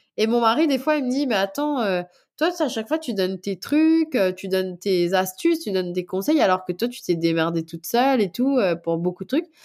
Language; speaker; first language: French; non-native, local second language; Morisyen